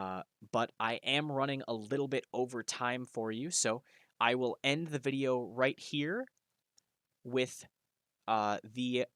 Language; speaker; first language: English; native; English